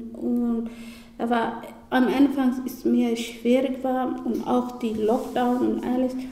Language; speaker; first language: German; non-native, learner; Somali